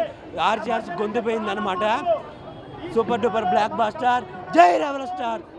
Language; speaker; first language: Telugu; native; Telugu